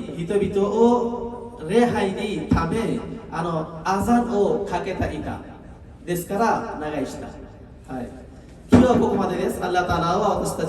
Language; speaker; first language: Japanese; non-native, learner; Bangla